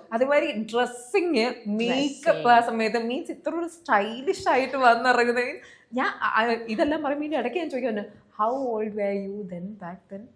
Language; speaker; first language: Malayalam; native; Malayalam